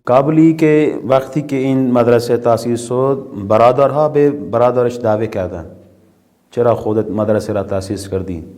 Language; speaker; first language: Persian; non-native, fluent; Urdu